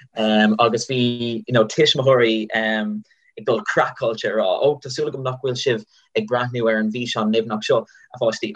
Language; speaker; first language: Irish; native; Irish